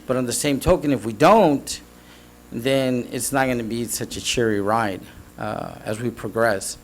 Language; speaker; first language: English; native; English